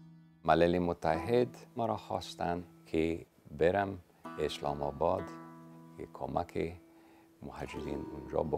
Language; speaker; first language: Persian; non-native, fluent; English